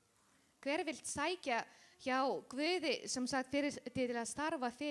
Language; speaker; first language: Icelandic; non-native, learner; Spanish